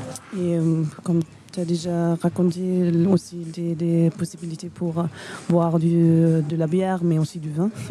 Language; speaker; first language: French; non-native, fluent; German